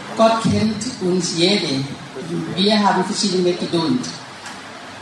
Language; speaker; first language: German; non-native, learner; Thai